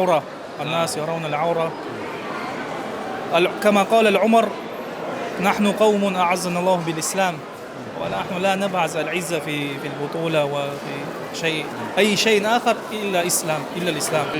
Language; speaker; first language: Arabic; non-native, learner; Chechen